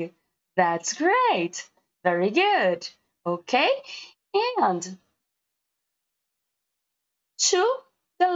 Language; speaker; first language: English; non-native, learner; Portuguese